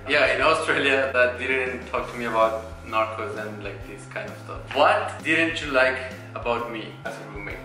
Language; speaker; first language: English; non-native, fluent; Spanish